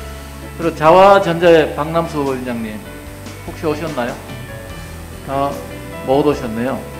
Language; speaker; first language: Korean; native; Korean